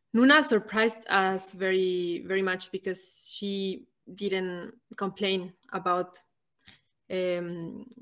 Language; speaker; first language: English; non-native, fluent; Spanish